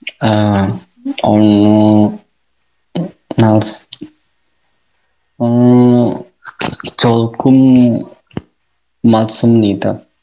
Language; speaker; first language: Korean; non-native, learner; Indonesian